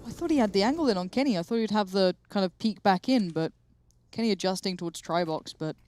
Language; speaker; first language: English; native; English